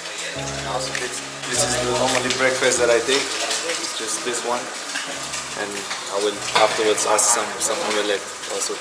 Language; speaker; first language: English; non-native, learner; Portuguese